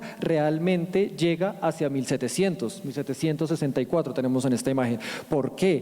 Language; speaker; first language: Spanish; native; Spanish